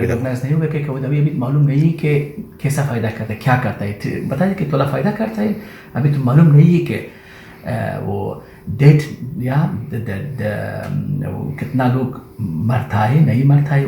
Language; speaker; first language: Hindi; non-native, learner; Persian